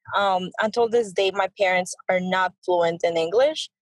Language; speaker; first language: English; early bilingual, other home language; Spanish